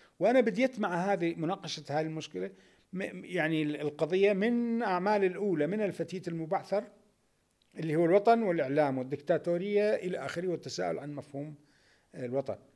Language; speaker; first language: Arabic; native; Arabic